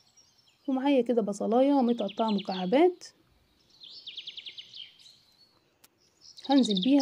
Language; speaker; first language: Arabic; native; Arabic